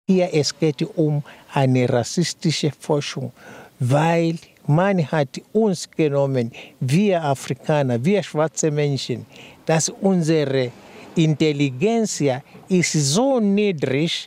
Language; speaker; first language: German; non-native, fluent; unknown